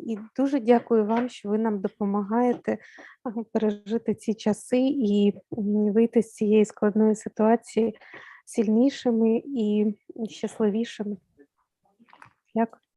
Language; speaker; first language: Ukrainian; native; Ukrainian